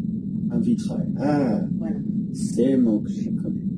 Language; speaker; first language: French; non-native, learner; English